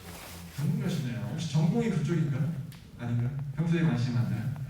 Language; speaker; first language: Korean; native; Korean